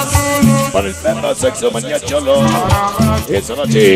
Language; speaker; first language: Spanish; native; Spanish